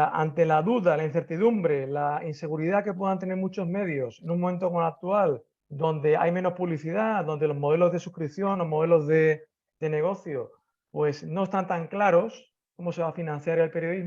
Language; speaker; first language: Spanish; native; Spanish